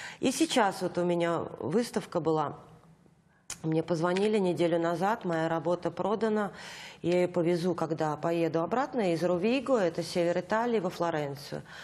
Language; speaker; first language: Russian; native; Russian